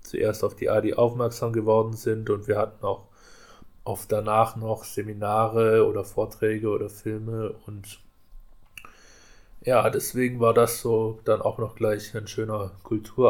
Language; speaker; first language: German; native; German